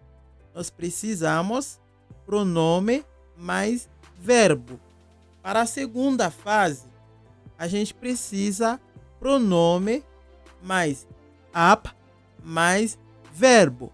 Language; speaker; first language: Portuguese; non-native, local second language; Haitian Creole